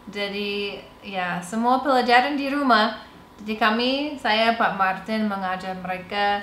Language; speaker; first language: Indonesian; non-native, fluent; English